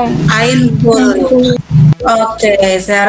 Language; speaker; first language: German; non-native, learner; Indonesian